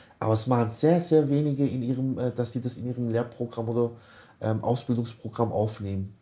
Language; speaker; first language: German; early bilingual, other home language; Kurdish